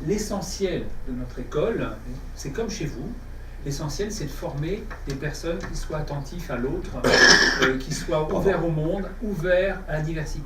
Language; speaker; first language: French; native; French